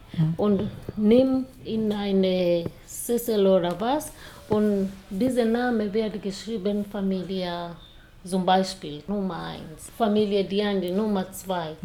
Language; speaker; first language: German; non-native, learner; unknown